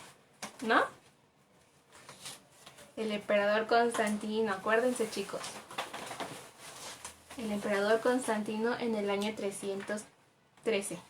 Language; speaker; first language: Spanish; native; Spanish